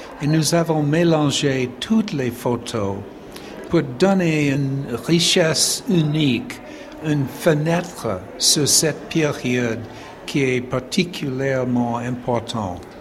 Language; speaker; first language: French; non-native, fluent; English